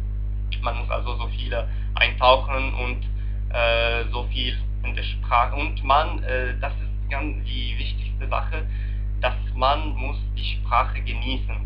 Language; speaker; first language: German; non-native, learner; Arabic